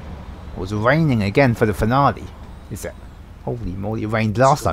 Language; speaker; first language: English; native; English